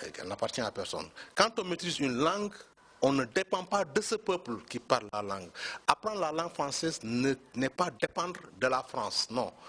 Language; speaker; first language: French; non-native, local second language; Wolof